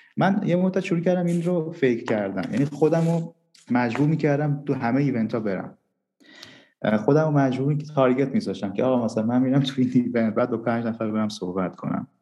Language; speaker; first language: Persian; non-native, local second language; Armenian